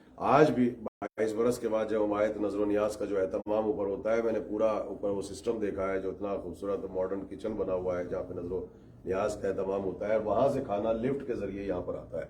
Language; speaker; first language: Urdu; native; Urdu